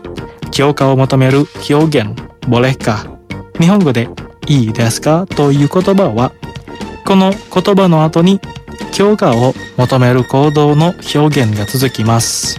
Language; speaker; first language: Japanese; non-native, fluent; Indonesian